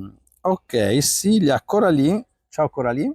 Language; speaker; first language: French; non-native, fluent; Italian